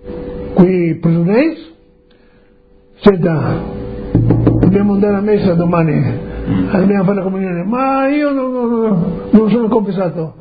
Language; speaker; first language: Italian; non-native, local second language; Friulian